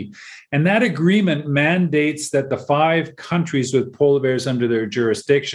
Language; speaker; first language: English; native; English